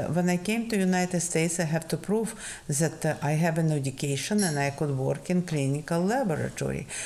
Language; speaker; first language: English; non-native, fluent; Russian